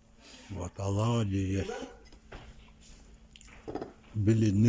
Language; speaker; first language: Russian; non-native, local second language; Yakut